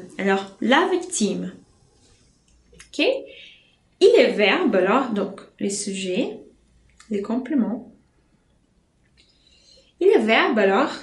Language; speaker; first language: French; non-native, fluent; Portuguese